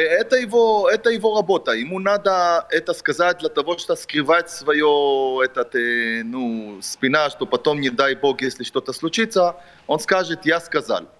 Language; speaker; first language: Russian; non-native, fluent; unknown